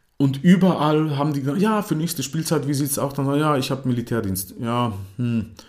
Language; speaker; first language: German; non-native, fluent; Croatian